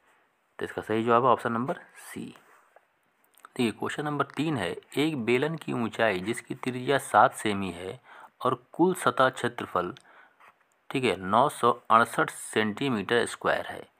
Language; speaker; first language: Hindi; native; Hindi